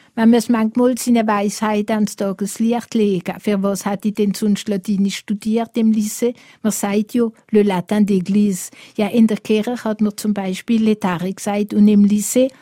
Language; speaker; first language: German; non-native, local second language; Swiss German